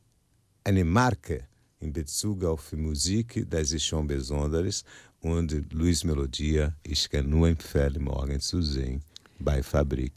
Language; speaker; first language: German; non-native, learner; Portuguese